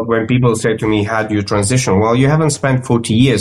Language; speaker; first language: English; non-native, fluent; Macedonian